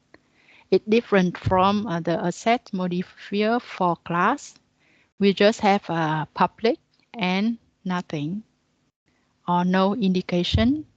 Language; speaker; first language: English; non-native, learner; Vietnamese